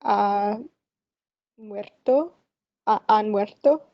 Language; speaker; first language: Spanish; non-native, learner; English